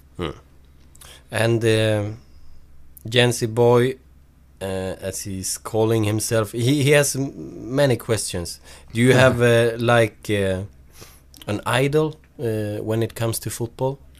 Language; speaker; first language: English; non-native, fluent; Swedish